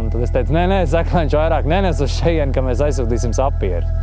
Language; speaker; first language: Latvian; native; Latvian